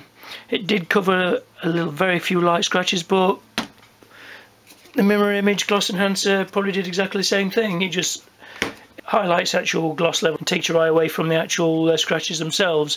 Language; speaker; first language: English; native; English